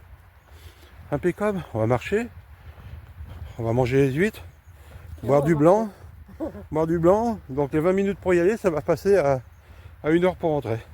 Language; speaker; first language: French; native; French